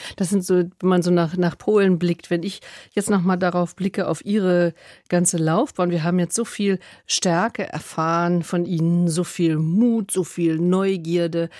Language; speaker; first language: German; native; German